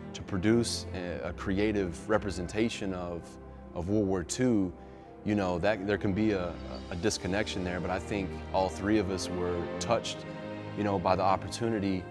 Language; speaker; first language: English; native; English